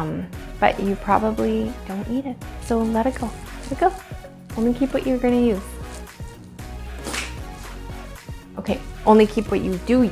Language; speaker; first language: English; native; English